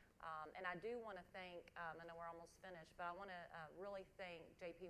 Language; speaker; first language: English; native; English